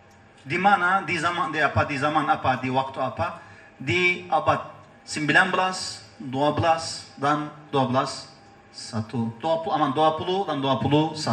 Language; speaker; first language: Indonesian; non-native, learner; Turkish